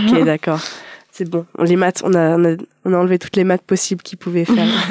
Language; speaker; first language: French; native; French